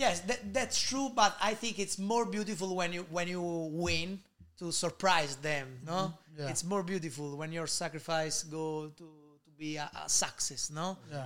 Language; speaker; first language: English; non-native, learner; Italian